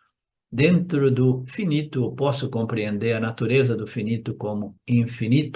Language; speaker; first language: Portuguese; native; Portuguese